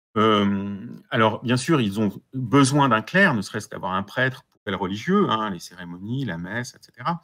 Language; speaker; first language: French; native; French